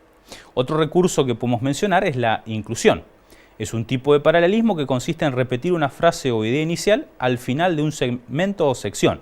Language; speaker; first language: Spanish; native; Spanish